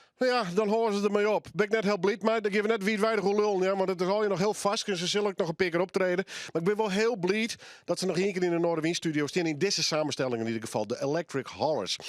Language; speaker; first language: Dutch; non-native, local second language; Western Frisian